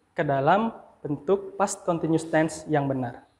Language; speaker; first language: English; non-native, fluent; Indonesian